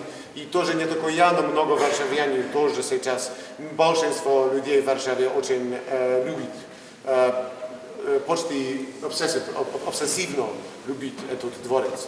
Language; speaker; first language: Russian; non-native, learner; Polish